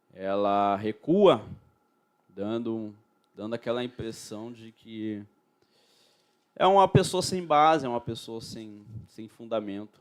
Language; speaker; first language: Portuguese; native; Portuguese